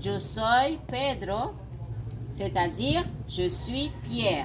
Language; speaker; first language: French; non-native, fluent; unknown